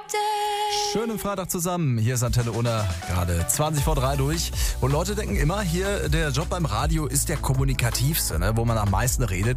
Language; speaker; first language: German; native; German